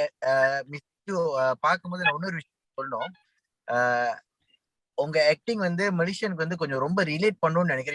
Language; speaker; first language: Tamil; native; Tamil